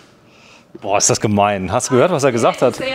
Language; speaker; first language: German; native; German